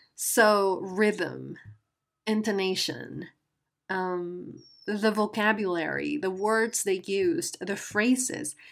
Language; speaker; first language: English; non-native, fluent; Spanish